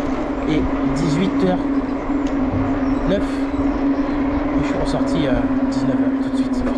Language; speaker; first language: French; native; French